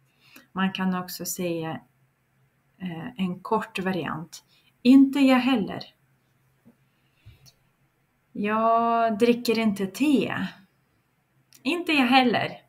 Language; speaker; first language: Swedish; non-native, fluent; Russian